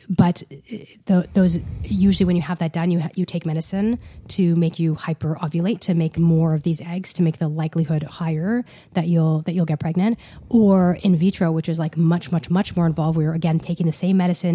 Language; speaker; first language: English; native; English